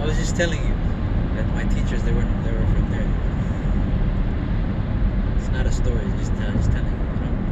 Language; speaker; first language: English; early bilingual, other home language; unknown